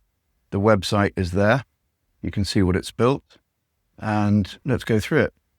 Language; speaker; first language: English; native; English